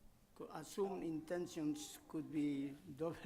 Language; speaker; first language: English; non-native, fluent; Spanish